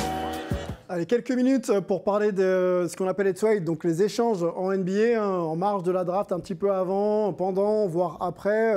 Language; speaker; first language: French; native; French